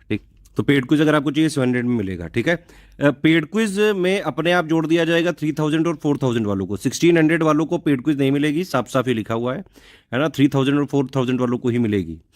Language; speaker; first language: Hindi; native; Hindi